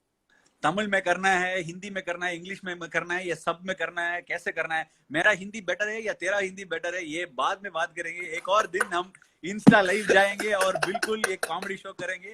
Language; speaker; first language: Hindi; non-native, local second language; Tamil